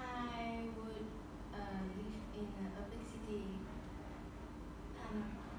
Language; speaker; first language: English; non-native, learner; Vietnamese